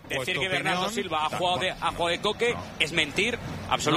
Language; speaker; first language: Spanish; native; Spanish